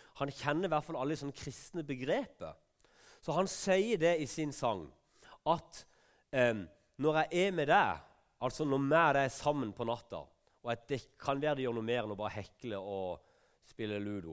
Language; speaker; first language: Norwegian; native; Norwegian